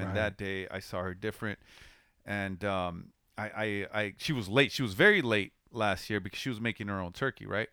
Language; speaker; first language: English; early bilingual, other home language; Spanish